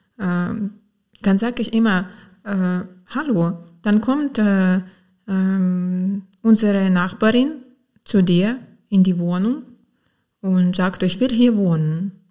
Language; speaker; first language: German; non-native, fluent; Ukrainian